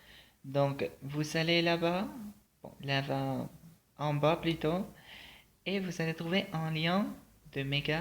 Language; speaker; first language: French; non-native, fluent; Spanish